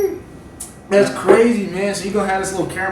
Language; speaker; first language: English; native; English